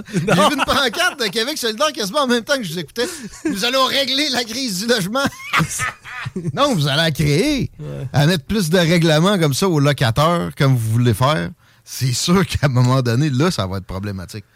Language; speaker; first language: French; native; French